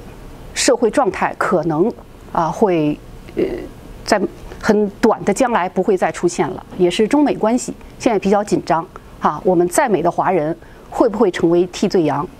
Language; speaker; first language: Chinese; native; Chinese